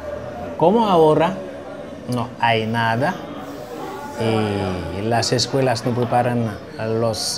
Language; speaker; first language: Spanish; non-native, fluent; Haitian Creole